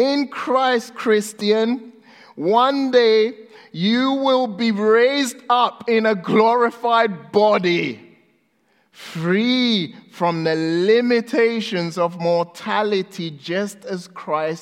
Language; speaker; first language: English; non-native, local second language; Akan